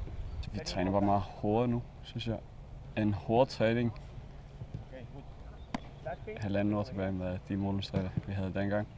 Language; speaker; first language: Danish; non-native, fluent; Icelandic